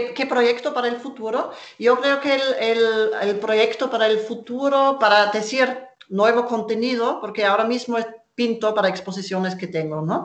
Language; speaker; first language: Spanish; non-native, fluent; German